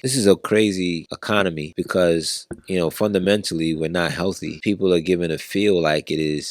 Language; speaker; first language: English; native; English